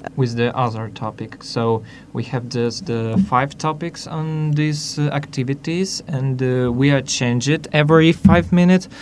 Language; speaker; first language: English; non-native, learner; Hungarian